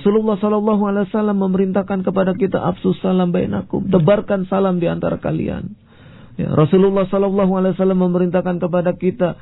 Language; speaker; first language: Indonesian; native; Indonesian